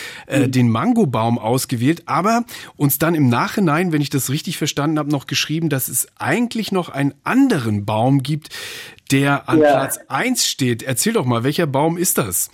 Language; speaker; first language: German; native; German